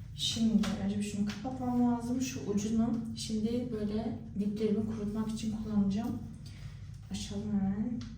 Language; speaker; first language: Turkish; early bilingual, heritage; Turkish